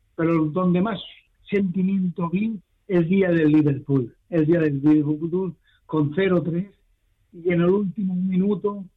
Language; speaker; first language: Spanish; native; Spanish